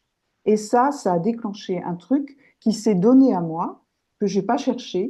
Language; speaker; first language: French; native; French